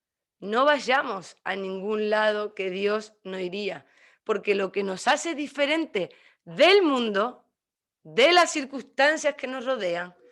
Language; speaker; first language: Spanish; native; Spanish